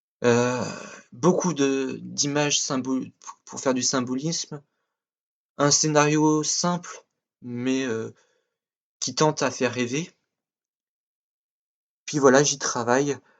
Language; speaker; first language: French; native; French